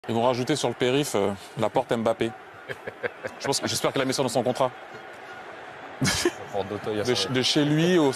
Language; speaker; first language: French; native; French